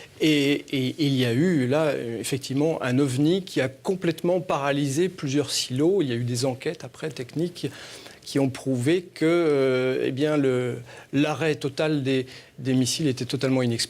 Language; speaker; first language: French; native; French